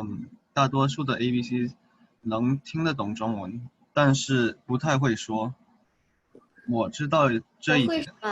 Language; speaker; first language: Chinese; early bilingual, heritage; English